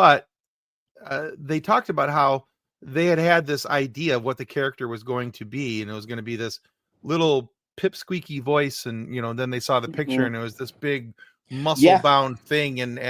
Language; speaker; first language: English; native; English